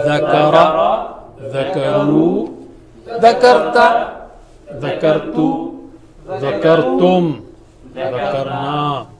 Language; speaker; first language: Arabic; non-native, fluent; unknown